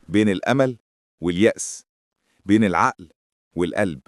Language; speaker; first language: Arabic; native; Arabic